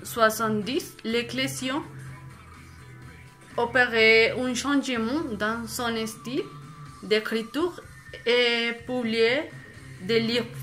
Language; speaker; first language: French; non-native, fluent; Spanish